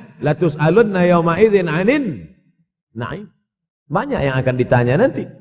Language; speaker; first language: Malay; native; Malay